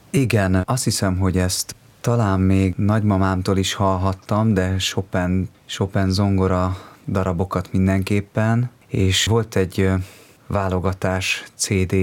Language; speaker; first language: Hungarian; native; Hungarian